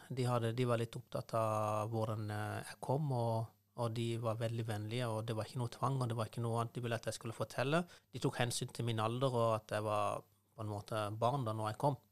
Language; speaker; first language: Norwegian; non-native, fluent; Persian